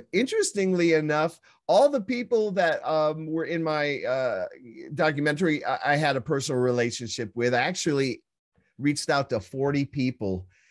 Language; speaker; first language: English; native; English